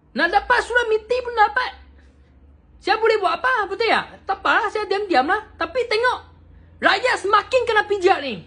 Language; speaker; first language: Malay; non-native, local second language; Chinese